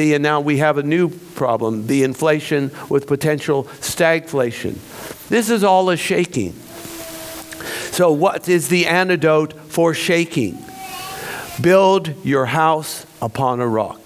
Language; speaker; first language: English; native; English